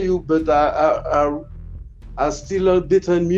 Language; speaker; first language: English; non-native, learner; French